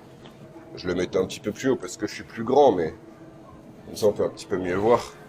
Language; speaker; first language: French; native; French